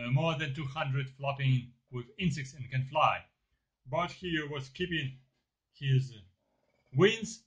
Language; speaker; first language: English; non-native, learner; Ukrainian